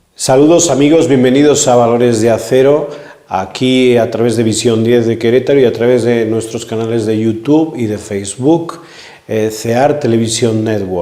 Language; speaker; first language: Spanish; native; Spanish